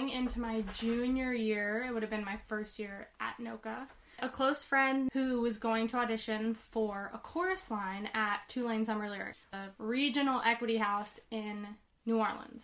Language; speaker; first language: English; native; English